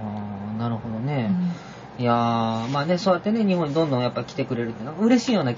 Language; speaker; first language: Japanese; native; Japanese